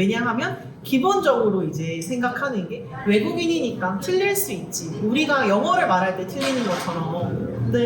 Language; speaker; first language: Korean; native; Korean